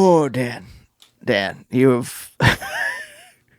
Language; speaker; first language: English; native; English